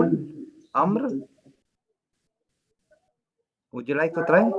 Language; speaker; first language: English; non-native, local second language; French